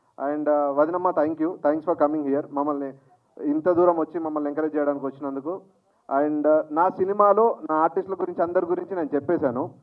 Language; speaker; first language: Telugu; native; Telugu